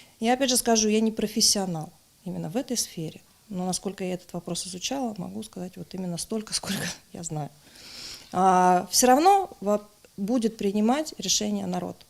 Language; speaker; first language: Russian; native; Russian